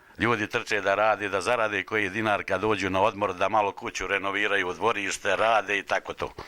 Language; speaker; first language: Bosnian; native; Bosnian